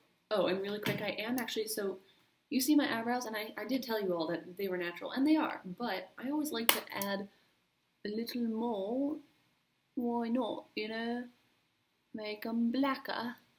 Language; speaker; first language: English; native; English